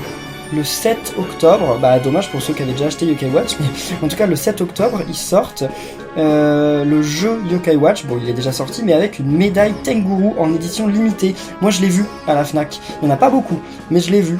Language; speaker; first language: French; native; French